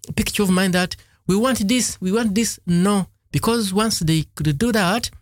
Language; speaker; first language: English; non-native, local second language; Ganda